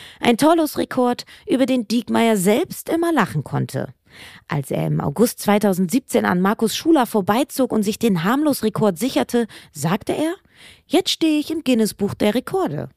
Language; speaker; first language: German; native; German